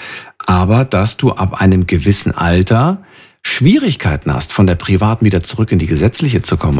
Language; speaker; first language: German; native; German